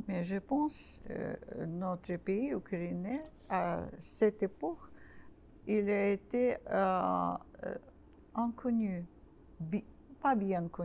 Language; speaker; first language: French; non-native, learner; Russian